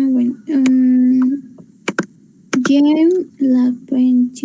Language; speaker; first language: French; non-native, learner; Spanish